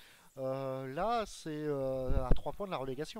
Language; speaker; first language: French; native; French